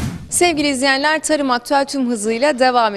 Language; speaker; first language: Turkish; native; Turkish